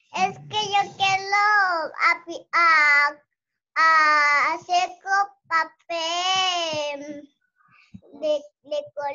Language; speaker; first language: Spanish; native; Spanish